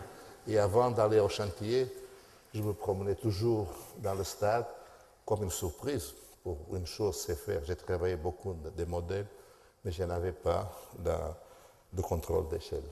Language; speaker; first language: French; non-native, fluent; Portuguese